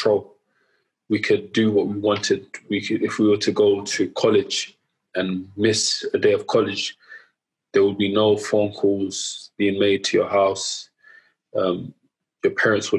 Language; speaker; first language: English; native; English